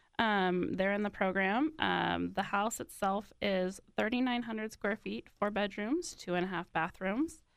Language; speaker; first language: English; native; English